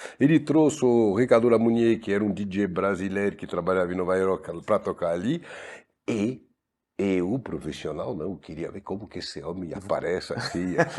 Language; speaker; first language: Portuguese; non-native, fluent; French